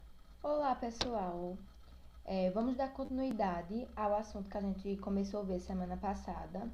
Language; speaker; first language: Portuguese; native; Portuguese